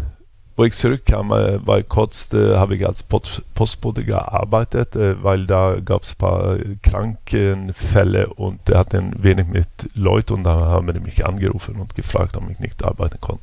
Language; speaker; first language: German; non-native, fluent; Swedish